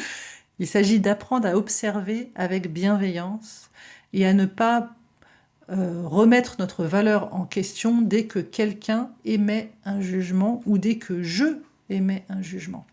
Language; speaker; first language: French; native; French